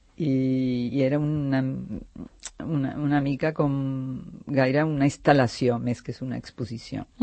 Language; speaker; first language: Catalan; non-native, fluent; Spanish